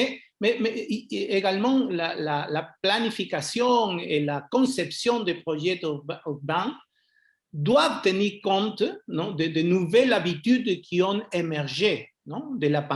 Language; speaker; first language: French; non-native, fluent; Spanish